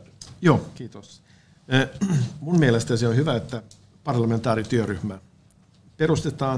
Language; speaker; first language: Finnish; non-native, fluent; Swedish